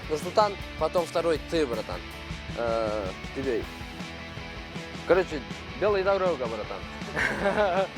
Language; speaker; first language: Russian; non-native, local second language; Kyrgyz